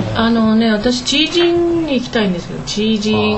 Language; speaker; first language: Japanese; non-native, learner; Chinese